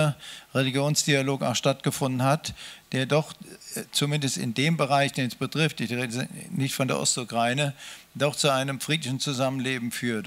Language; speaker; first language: German; native; German